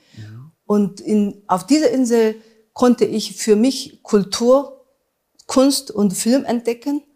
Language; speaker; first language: German; non-native, fluent; Korean